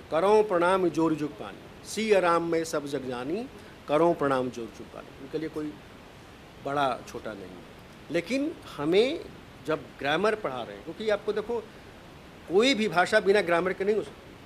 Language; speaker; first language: Hindi; native; Hindi